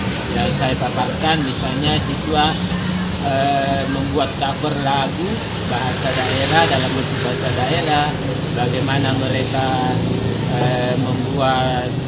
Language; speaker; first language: Indonesian; native; Indonesian